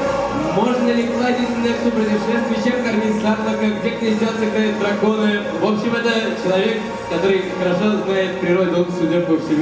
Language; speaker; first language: Russian; native; Russian